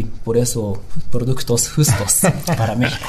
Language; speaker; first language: Spanish; non-native, learner; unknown